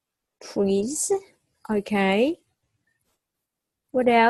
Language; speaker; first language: English; non-native, fluent; Vietnamese